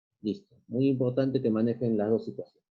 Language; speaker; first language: Spanish; native; Spanish